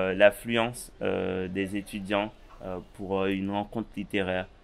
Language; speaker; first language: French; native; French